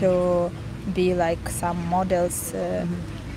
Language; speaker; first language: English; non-native, learner; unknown